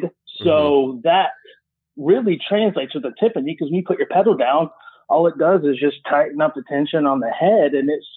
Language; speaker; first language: English; native; English